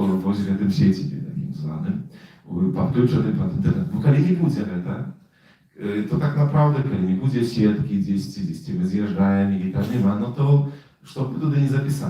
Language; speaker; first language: Polish; non-native, learner; Russian